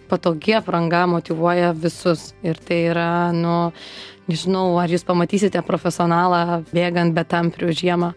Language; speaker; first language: Lithuanian; native; Lithuanian